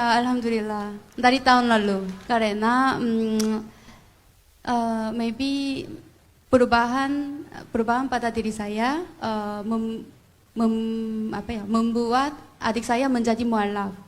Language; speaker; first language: Indonesian; non-native, fluent; Korean